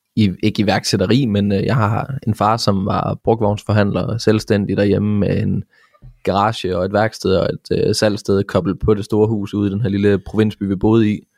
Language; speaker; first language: Danish; native; Danish